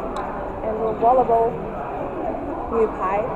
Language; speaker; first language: English; non-native, learner; Chinese